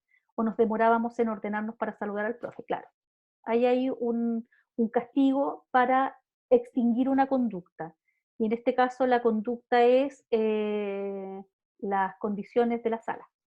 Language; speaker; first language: Spanish; native; Spanish